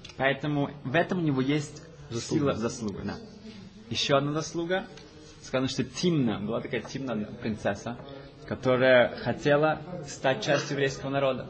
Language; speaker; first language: Russian; early bilingual, heritage; Russian